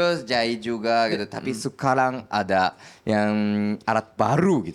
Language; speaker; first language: Indonesian; non-native, learner; Japanese